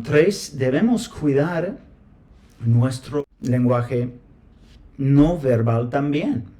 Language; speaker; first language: Spanish; non-native, fluent; English